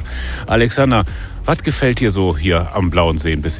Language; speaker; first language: German; native; German